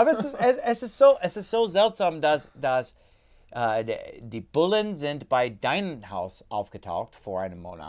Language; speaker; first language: German; non-native, learner; English